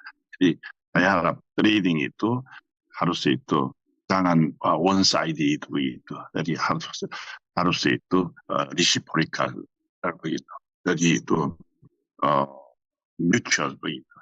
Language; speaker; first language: Indonesian; non-native, fluent; Korean